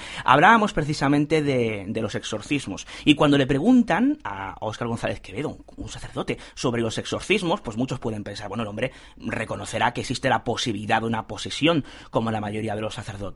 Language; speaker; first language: Spanish; native; Spanish